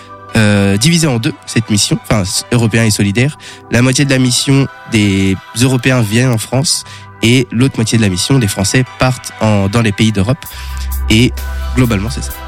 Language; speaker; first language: French; native; French